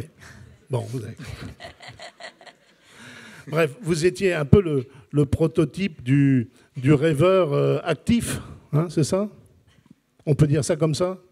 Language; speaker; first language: French; native; French